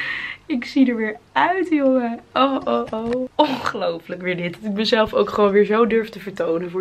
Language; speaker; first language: Dutch; native; Dutch